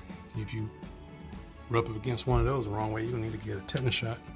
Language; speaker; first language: English; native; English